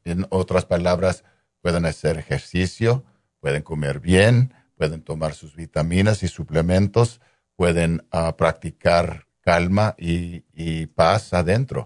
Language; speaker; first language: Spanish; non-native, local second language; English